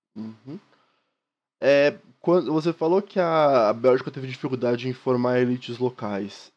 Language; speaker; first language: Portuguese; native; Portuguese